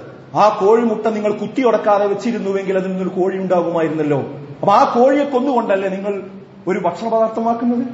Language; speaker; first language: Malayalam; native; Malayalam